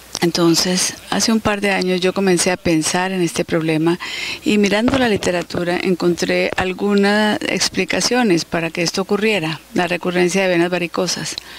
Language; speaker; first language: Spanish; native; Spanish